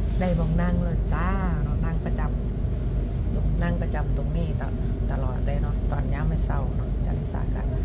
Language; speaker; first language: Thai; non-native, local second language; Northeastern Thai